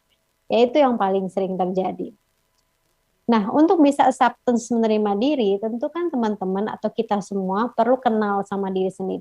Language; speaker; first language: Indonesian; native; Indonesian